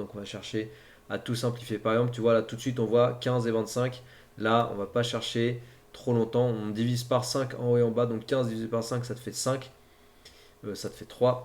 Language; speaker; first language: French; native; French